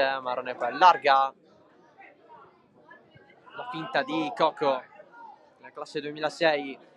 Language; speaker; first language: Italian; native; Italian